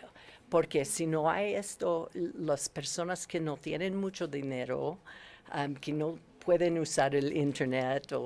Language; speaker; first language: Spanish; non-native, learner; English